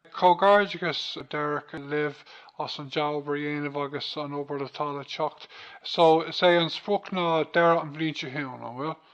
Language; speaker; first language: Irish; non-native, fluent; English